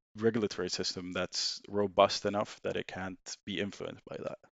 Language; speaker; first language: English; non-native, fluent; Swedish